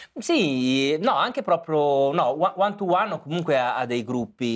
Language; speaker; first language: Italian; native; Italian